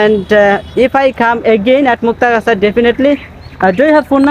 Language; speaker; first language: English; non-native, learner; Bangla